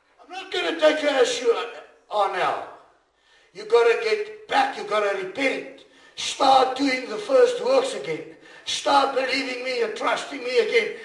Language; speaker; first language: English; non-native, local second language; Afrikaans